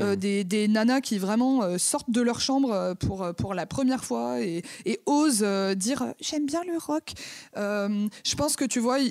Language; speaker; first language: French; native; French